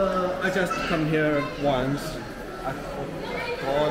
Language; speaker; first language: English; non-native, learner; Chinese